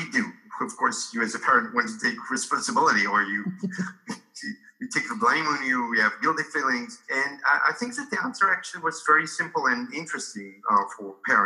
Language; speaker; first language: English; non-native, fluent; Hebrew